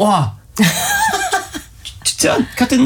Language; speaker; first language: Korean; non-native, learner; German